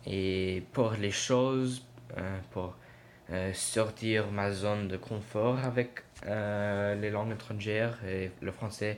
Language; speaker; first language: French; non-native, learner; English